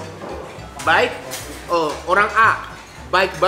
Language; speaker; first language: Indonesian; non-native, fluent; Japanese